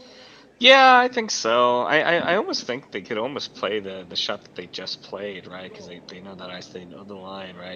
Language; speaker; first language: English; native; English